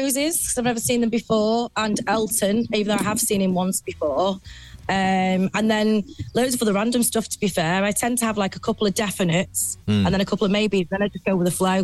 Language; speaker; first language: English; native; English